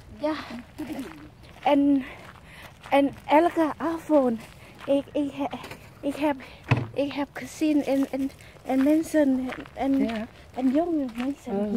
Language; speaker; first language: Dutch; non-native, learner; Thai